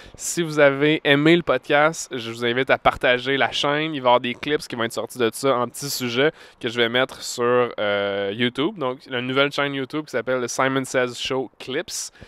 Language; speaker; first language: French; native; French